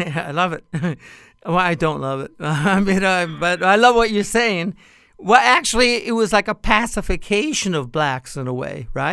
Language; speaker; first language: English; native; English